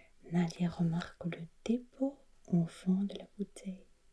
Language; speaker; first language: French; non-native, fluent; German